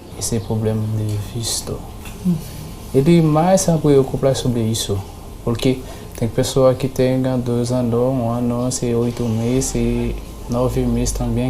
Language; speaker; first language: Portuguese; non-native, learner; Haitian Creole